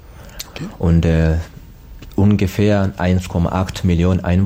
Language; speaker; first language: German; non-native, learner; Swahili